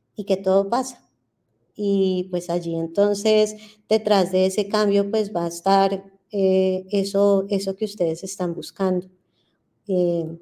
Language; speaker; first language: Spanish; native; Spanish